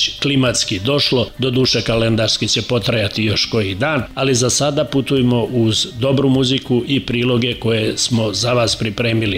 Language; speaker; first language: Serbian; native; Serbian